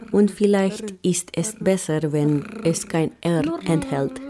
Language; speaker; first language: German; non-native, fluent; Romanian